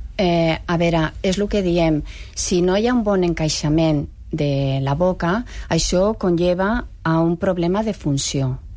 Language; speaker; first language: Catalan; non-native, local second language; Spanish